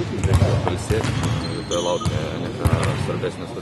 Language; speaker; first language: Lithuanian; native; Lithuanian